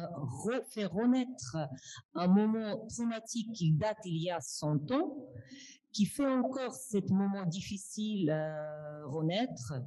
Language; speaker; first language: French; non-native, fluent; Russian